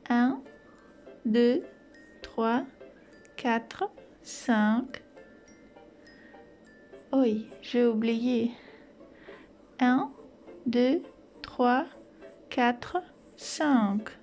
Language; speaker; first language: French; non-native, fluent; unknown